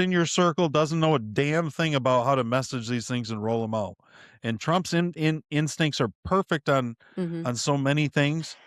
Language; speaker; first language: English; native; English